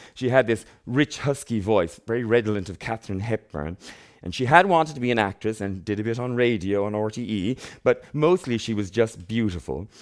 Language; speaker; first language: English; native; English